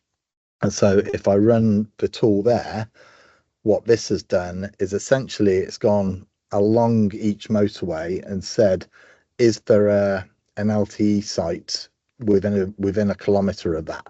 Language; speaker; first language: English; native; English